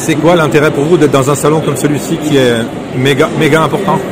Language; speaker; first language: French; native; French